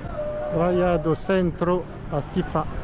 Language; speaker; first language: Portuguese; non-native, learner; French